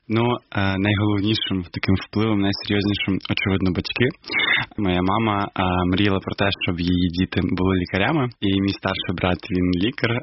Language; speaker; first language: Ukrainian; non-native, local second language; Crimean Tatar